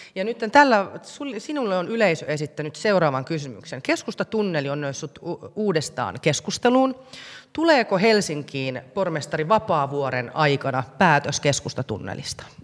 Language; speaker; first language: Finnish; native; Finnish